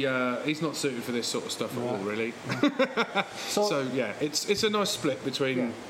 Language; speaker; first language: English; native; English